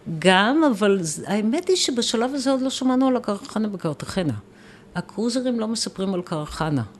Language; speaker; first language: Hebrew; native; Hebrew